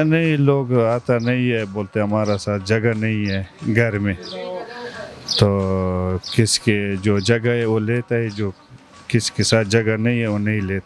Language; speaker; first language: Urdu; non-native, local second language; Pashto